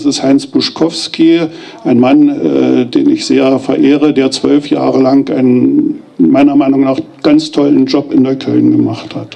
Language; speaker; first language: German; native; German